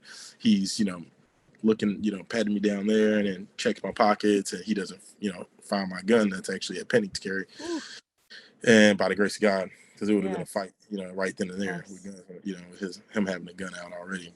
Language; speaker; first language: English; native; English